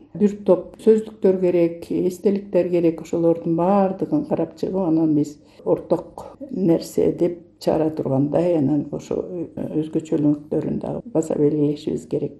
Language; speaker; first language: Kyrgyz; native; Kyrgyz